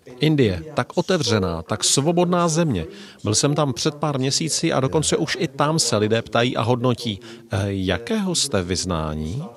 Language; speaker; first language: Czech; native; Czech